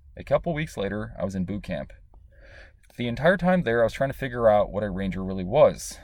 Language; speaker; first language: English; native; English